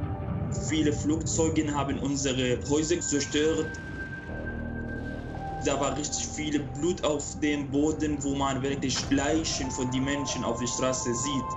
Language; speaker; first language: German; non-native, local second language; Arabic